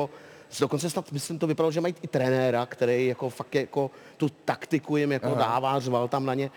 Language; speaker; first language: Czech; native; Czech